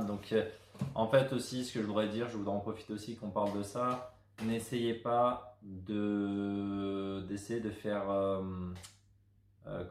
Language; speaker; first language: French; native; French